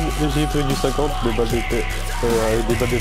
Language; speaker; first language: French; native; French